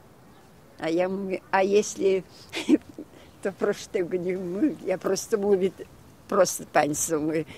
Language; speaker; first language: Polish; early bilingual, heritage; Polish